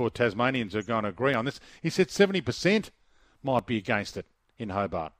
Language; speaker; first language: English; native; English